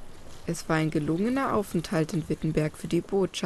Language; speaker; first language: German; native; German